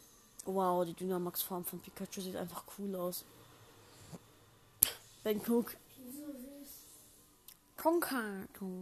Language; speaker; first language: German; native; German